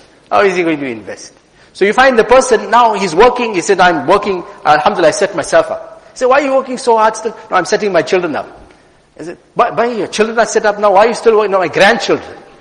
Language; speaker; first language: English; native; English